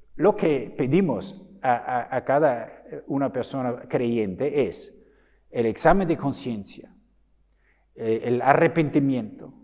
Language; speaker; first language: Spanish; non-native, fluent; German